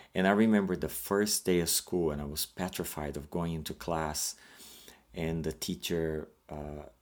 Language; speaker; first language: English; non-native, fluent; Portuguese